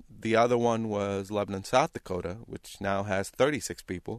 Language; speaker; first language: English; non-native, fluent; Arabic